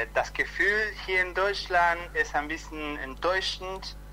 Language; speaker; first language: German; non-native, learner; Spanish